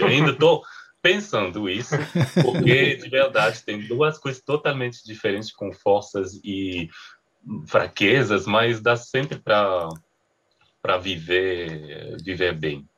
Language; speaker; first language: Portuguese; non-native, fluent; French